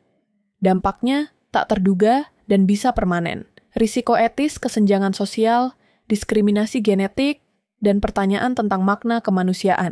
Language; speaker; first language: Indonesian; native; Indonesian